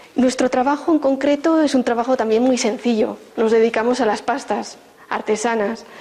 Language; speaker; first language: Spanish; native; Spanish